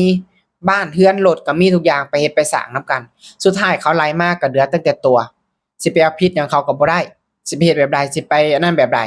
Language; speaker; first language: Thai; non-native, local second language; Northeastern Thai